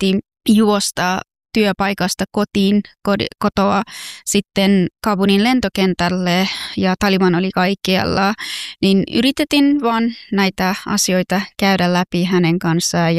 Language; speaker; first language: Finnish; non-native, fluent; Persian